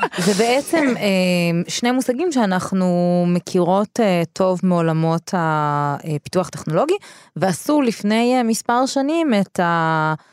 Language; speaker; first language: Hebrew; early bilingual, other home language; Russian